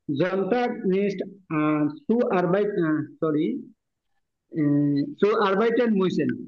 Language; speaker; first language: German; non-native, learner; Bangla